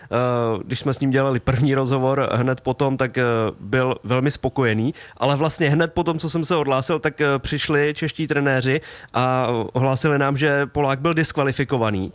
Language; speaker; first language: Czech; native; Czech